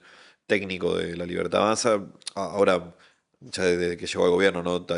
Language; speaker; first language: Spanish; native; Spanish